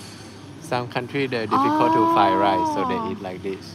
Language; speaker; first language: English; non-native, learner; Thai